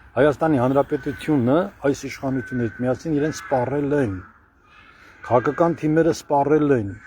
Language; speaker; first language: Armenian; native; Armenian